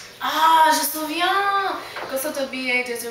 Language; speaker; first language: French; non-native, learner; English